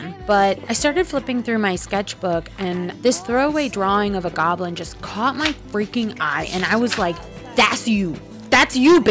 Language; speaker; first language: English; native; English